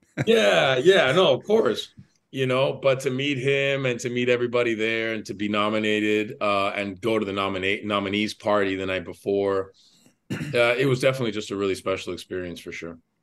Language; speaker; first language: English; native; English